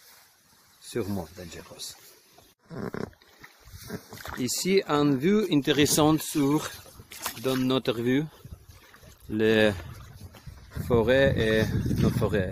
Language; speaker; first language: French; non-native, learner; Ukrainian